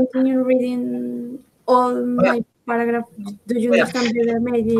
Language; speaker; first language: English; non-native, learner; Spanish